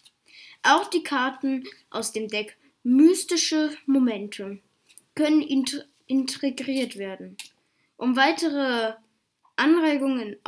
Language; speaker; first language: German; native; German